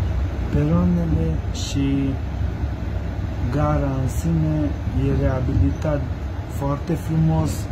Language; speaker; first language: Romanian; non-native, local second language; Hungarian